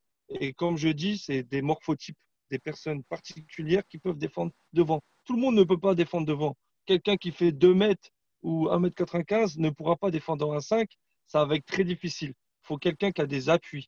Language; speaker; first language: French; non-native, fluent; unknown